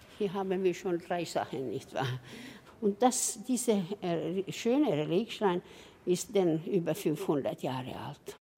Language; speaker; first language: German; non-native, fluent; Swedish